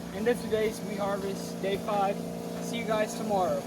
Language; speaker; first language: English; native; English